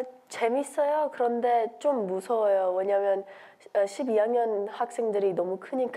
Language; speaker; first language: Korean; early bilingual, heritage; Korean